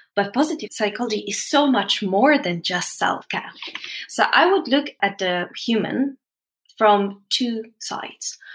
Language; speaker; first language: English; non-native, fluent; Polish